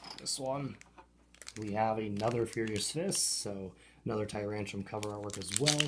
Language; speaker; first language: English; native; English